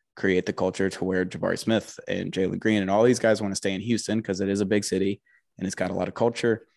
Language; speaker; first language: English; native; English